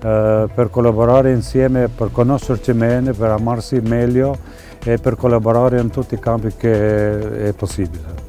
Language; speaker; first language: Italian; non-native, fluent; Albanian